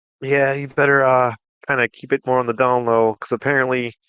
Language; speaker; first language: English; native; English